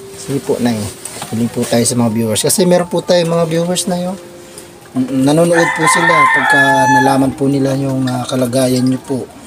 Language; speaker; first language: Filipino; non-native, local second language; Cebuano